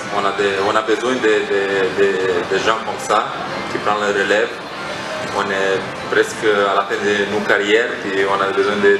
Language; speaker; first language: French; non-native, fluent; Romanian